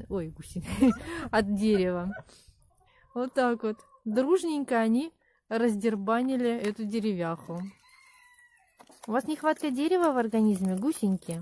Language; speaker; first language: Russian; native; Russian